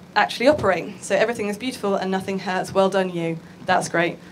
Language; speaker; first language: English; native; English